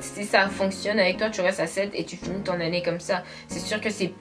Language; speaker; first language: French; native; French